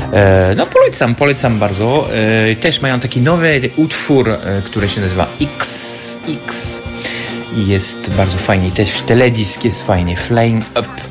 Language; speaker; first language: Polish; non-native, learner; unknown